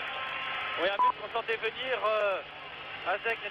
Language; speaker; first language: French; native; French